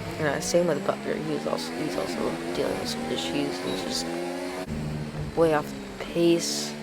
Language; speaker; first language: English; native; English